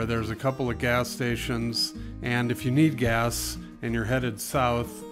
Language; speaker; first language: English; native; English